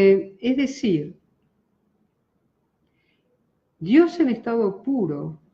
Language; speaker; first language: Spanish; native; Spanish